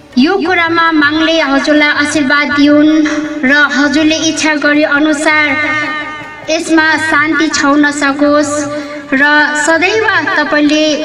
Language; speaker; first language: Nepali; non-native, local second language; Limbu